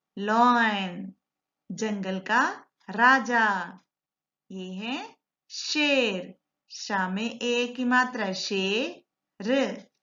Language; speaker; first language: Hindi; non-native, local second language; Telugu